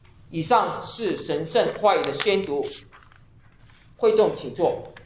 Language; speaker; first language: Chinese; native; Chinese